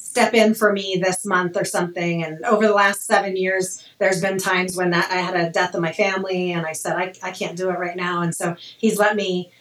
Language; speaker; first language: English; native; English